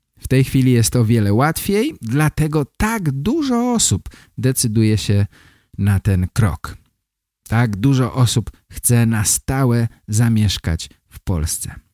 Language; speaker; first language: Polish; native; Polish